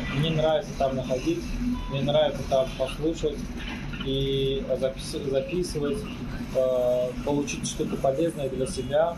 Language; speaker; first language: Russian; non-native, fluent; Turkmen